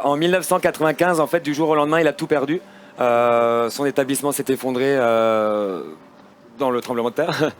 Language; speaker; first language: French; native; French